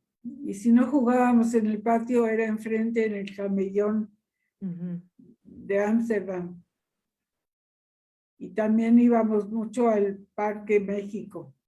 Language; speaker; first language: Spanish; early bilingual, other home language; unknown